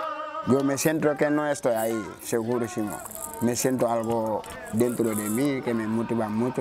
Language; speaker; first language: Spanish; non-native, fluent; Wolof